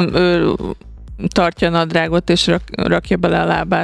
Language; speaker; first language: Hungarian; native; Hungarian